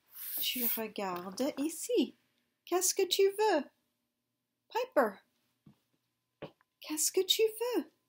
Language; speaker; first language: French; non-native, fluent; English